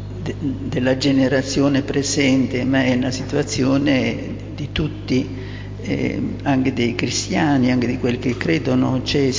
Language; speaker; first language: Italian; native; Italian